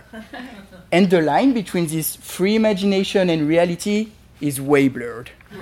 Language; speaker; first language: English; non-native, fluent; French